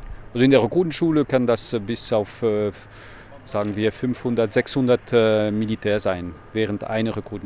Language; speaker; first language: German; non-native, local second language; French